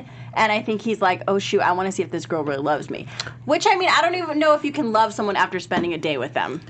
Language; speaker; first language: English; native; English